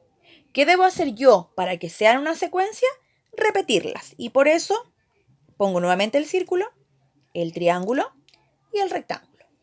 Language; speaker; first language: Spanish; native; Spanish